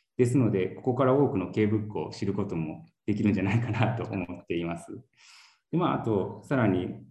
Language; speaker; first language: Japanese; native; Japanese